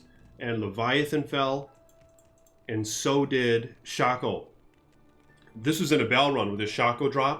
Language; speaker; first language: English; native; English